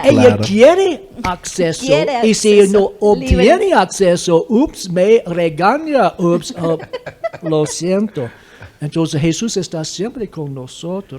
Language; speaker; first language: Spanish; non-native, fluent; English